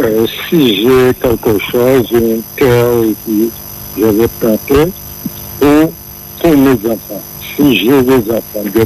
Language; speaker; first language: French; non-native, local second language; Guadeloupean Creole French